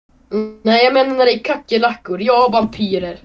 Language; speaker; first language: Swedish; native; Swedish